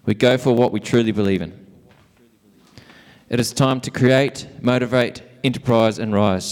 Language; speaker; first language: English; native; English